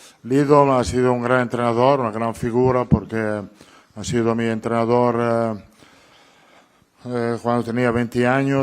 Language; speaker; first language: Spanish; non-native, fluent; Italian